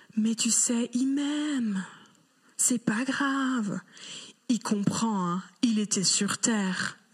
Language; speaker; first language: French; native; French